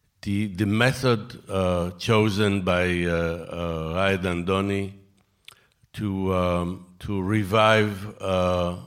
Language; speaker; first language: English; non-native, fluent; Hebrew